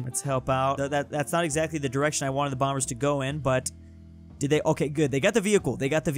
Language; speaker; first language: English; native; English